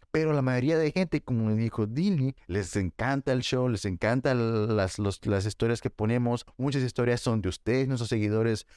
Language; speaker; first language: Spanish; early bilingual, heritage; Spanish